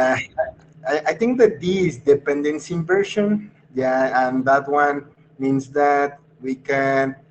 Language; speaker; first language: English; non-native, fluent; Spanish